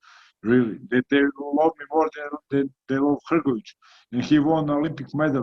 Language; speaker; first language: English; non-native, fluent; Croatian